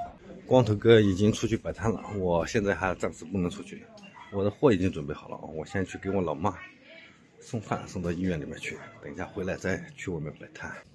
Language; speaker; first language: Chinese; native; Chinese